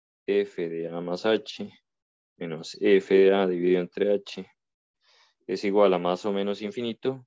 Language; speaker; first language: Spanish; native; Spanish